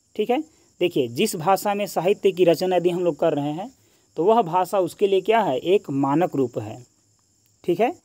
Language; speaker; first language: Hindi; native; Hindi